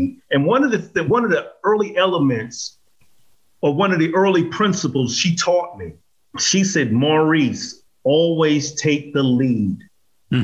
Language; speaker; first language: English; native; English